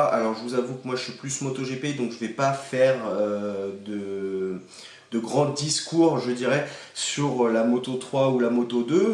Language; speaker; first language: French; native; French